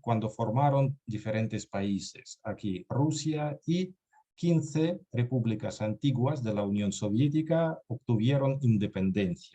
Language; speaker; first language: Spanish; non-native, fluent; Russian